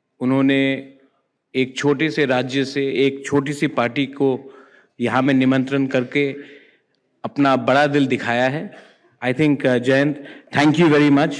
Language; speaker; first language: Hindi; non-native, local second language; Kok Borok